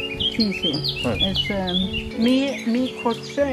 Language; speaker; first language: Spanish; non-native, learner; Norwegian